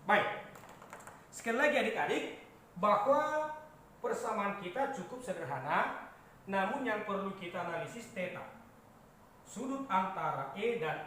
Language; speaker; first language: Indonesian; native; Indonesian